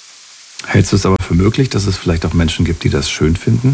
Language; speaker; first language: German; native; German